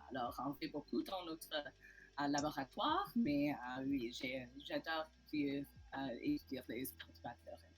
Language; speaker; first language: French; non-native, learner; English